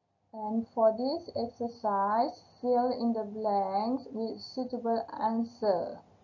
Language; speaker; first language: English; non-native, local second language; Malay